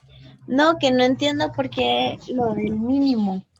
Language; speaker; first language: Spanish; native; Spanish